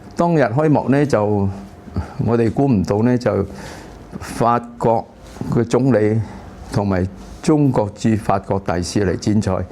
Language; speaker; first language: Cantonese; early bilingual, heritage; Cantonese